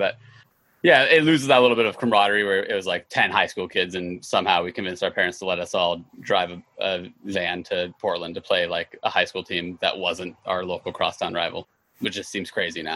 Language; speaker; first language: English; native; English